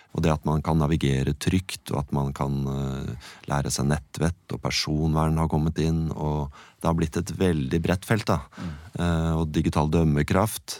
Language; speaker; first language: Norwegian; native; Norwegian